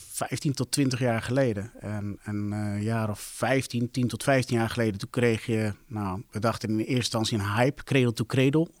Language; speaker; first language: Dutch; native; Dutch